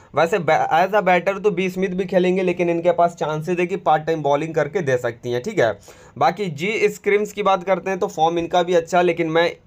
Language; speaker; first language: Hindi; native; Hindi